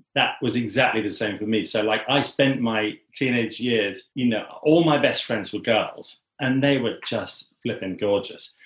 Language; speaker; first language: English; native; English